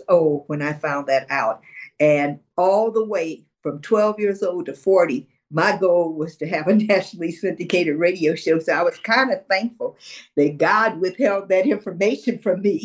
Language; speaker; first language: English; native; English